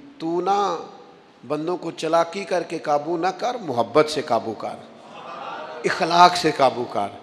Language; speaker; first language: Urdu; non-native, local second language; Punjabi